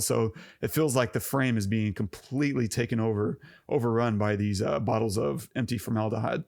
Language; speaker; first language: English; native; English